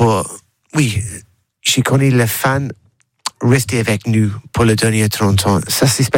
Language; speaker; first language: French; non-native, learner; English